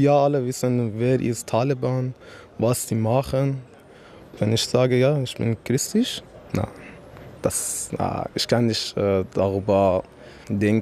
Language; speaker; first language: German; non-native, learner; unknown